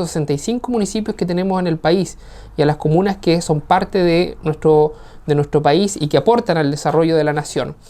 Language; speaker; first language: Spanish; native; Spanish